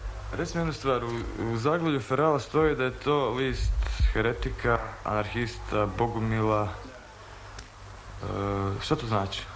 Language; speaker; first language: Croatian; native; Croatian